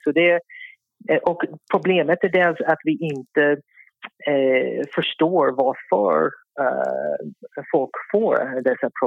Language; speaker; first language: Swedish; non-native, fluent; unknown